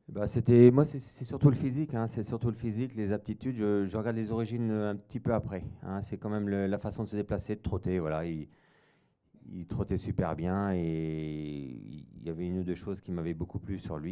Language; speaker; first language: French; native; French